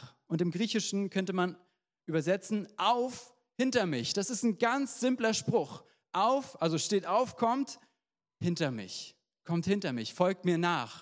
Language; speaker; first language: German; native; German